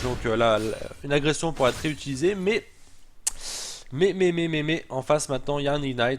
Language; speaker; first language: French; native; French